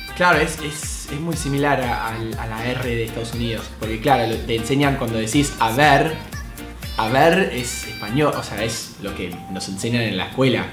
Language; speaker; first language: Spanish; non-native, fluent; English